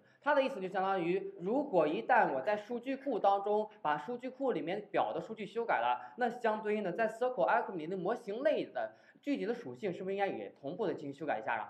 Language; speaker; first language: Chinese; native; Chinese